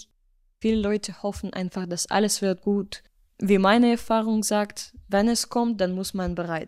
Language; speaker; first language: German; non-native, learner; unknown